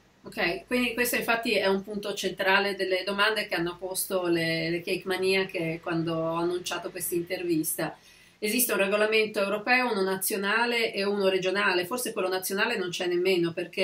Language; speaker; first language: Italian; native; Italian